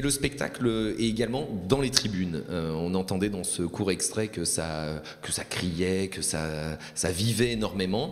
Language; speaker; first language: French; native; French